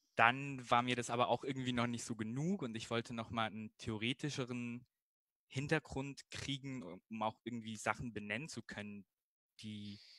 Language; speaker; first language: German; early bilingual, other home language; Spanish